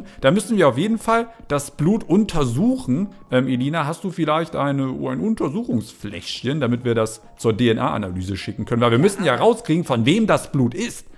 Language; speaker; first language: German; native; German